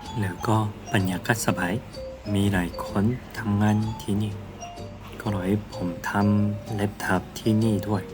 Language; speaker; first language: Thai; non-native, learner; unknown